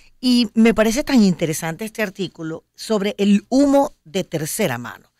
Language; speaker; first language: Spanish; native; Spanish